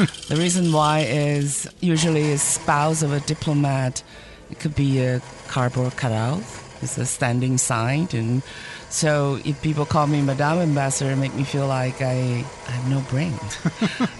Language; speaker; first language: English; non-native, fluent; Chinese